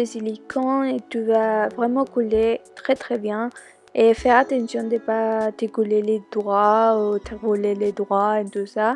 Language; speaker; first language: French; non-native, learner; Spanish